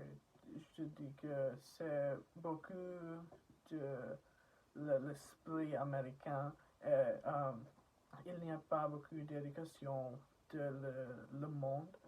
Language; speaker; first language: French; non-native, learner; English